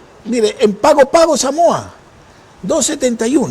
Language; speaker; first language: Spanish; native; Spanish